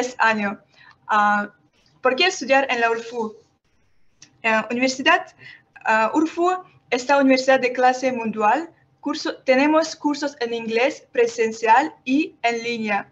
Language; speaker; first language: Spanish; non-native, learner; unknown